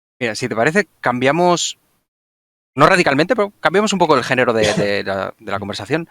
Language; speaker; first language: Spanish; native; Spanish